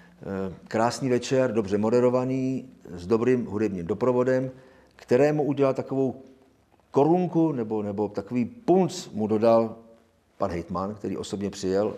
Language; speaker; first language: Czech; native; Czech